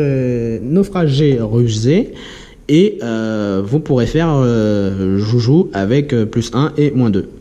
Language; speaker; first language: French; native; French